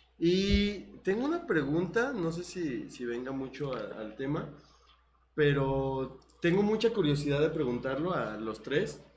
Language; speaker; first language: Spanish; native; Spanish